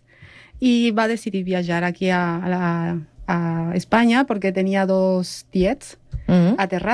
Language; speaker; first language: Catalan; non-native, fluent; Spanish